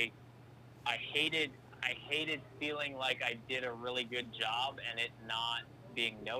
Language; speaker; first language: English; native; English